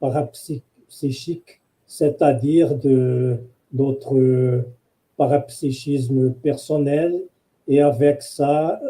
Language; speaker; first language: French; non-native, fluent; Portuguese